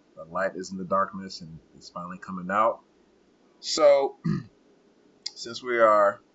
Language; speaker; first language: English; non-native, local second language; Kinyarwanda